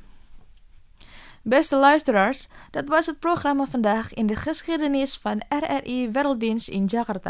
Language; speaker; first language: Dutch; non-native, fluent; Indonesian